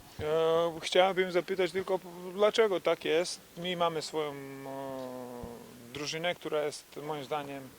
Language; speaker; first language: Polish; non-native, fluent; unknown